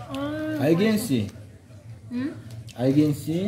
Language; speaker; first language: Spanish; non-native, learner; Korean